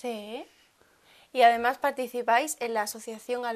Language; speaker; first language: Spanish; native; Spanish